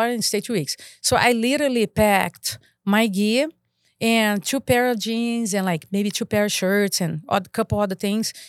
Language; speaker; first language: English; non-native, fluent; Portuguese